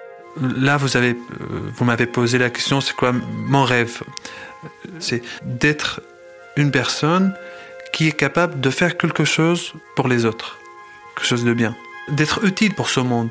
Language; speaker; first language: French; non-native, fluent; Arabic